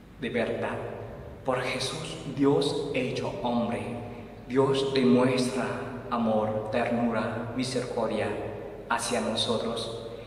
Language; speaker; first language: Spanish; non-native, fluent; Vietnamese